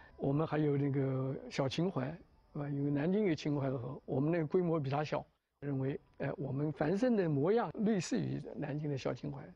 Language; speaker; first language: Chinese; native; Chinese